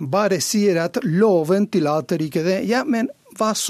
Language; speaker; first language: Norwegian; non-native, fluent; Catalan